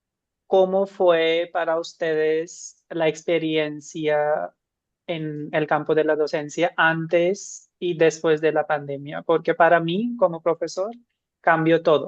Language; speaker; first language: Spanish; non-native, fluent; Hindi